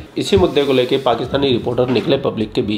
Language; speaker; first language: Hindi; native; Hindi